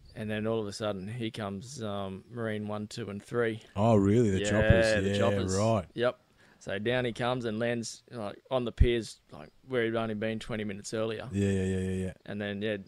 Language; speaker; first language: English; native; English